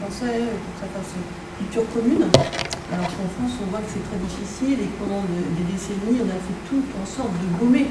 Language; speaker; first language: French; native; French